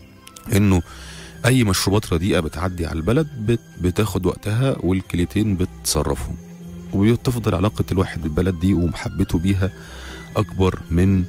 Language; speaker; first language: Arabic; native; Arabic